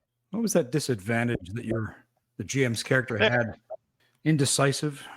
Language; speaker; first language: English; native; English